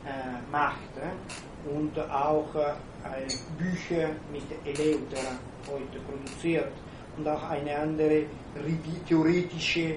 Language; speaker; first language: German; non-native, fluent; Italian